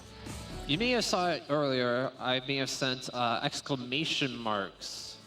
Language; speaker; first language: English; native; English